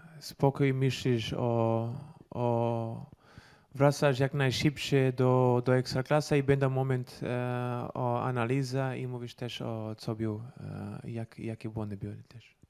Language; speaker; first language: Polish; non-native, learner; Portuguese